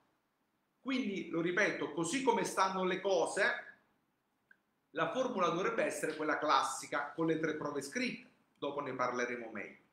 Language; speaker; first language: Italian; native; Italian